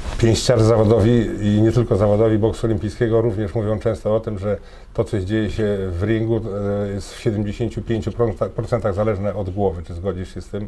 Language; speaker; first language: Polish; native; Polish